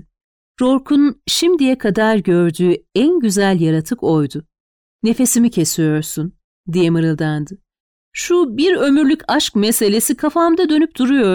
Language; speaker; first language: Turkish; native; Turkish